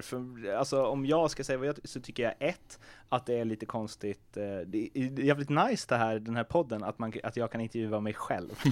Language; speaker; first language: Swedish; native; Swedish